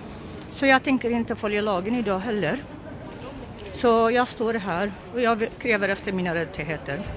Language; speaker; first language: Swedish; non-native, local second language; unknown